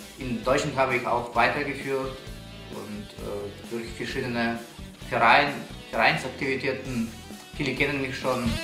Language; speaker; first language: German; non-native, fluent; Russian